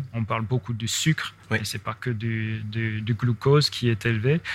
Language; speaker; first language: French; non-native, fluent; English